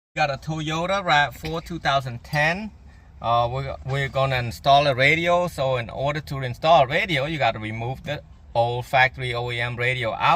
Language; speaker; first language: English; non-native, local second language; Khmer